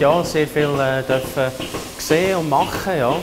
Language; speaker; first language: German; early bilingual, heritage; German